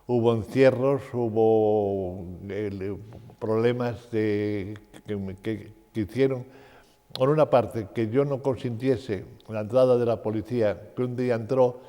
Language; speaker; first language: Spanish; native; Spanish